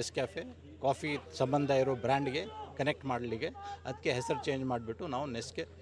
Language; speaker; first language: Kannada; non-native, local second language; Kodava